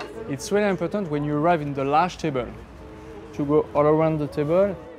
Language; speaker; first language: English; non-native, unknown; French